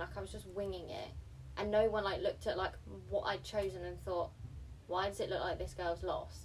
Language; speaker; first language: English; early bilingual, other home language; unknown